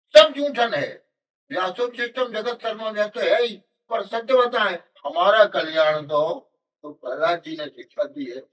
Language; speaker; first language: Hindi; native; Hindi